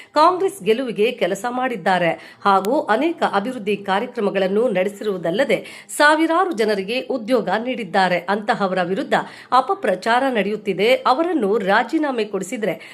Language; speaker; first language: Kannada; native; Kannada